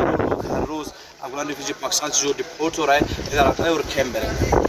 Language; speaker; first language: Hindi; non-native, fluent; Pashto